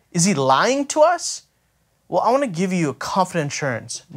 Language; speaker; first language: English; native; English